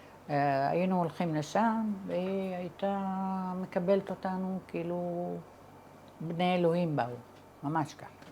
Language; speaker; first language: Hebrew; early bilingual, other home language; Arabic